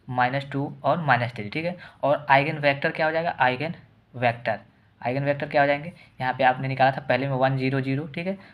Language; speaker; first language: Hindi; native; Hindi